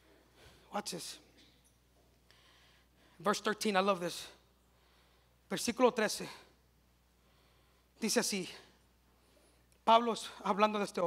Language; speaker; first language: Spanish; early bilingual, heritage; Spanish